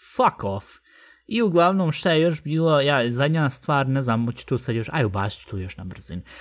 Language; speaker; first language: Bosnian; early bilingual, heritage; Bosnian